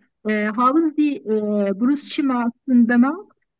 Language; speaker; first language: German; non-native, learner; Turkish